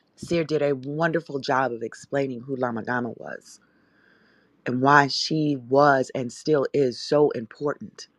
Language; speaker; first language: English; native; English